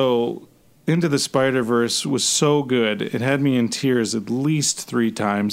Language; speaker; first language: English; native; English